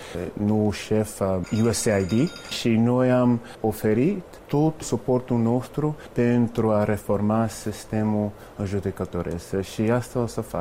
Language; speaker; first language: Romanian; non-native, fluent; English